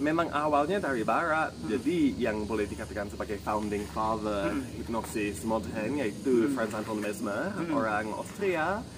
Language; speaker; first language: Indonesian; non-native, fluent; English